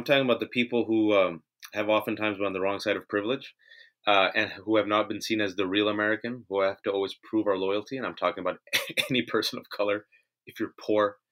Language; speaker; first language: English; native; English